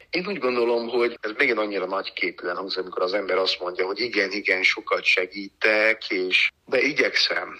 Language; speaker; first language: Hungarian; native; Hungarian